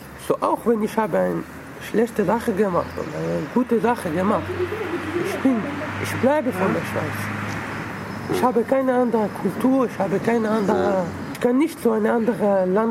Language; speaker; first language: German; early bilingual, other home language; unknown